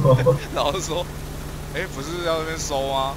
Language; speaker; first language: Chinese; native; Chinese